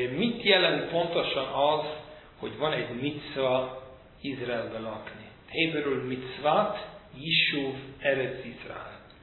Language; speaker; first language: Hungarian; non-native, fluent; English